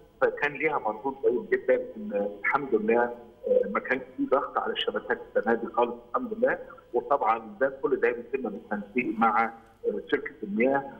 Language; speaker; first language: Egyptian Arabic; native; Egyptian Arabic